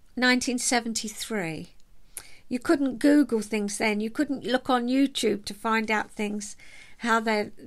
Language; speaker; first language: English; native; English